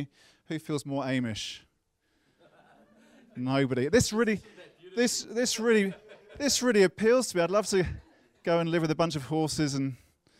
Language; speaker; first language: English; native; English